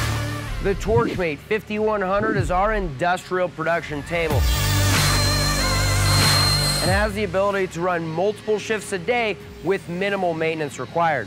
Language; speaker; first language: English; native; English